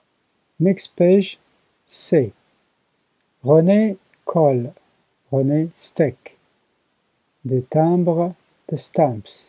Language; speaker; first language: French; non-native, learner; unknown